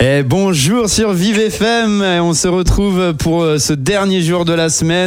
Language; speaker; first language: French; native; French